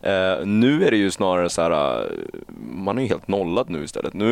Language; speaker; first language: Swedish; early bilingual, other home language; Chinese